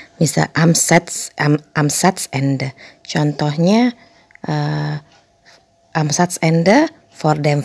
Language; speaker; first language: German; non-native, fluent; Indonesian